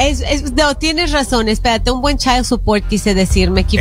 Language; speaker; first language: Spanish; native; Spanish